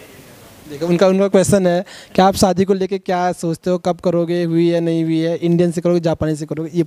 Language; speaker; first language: Hindi; native; Hindi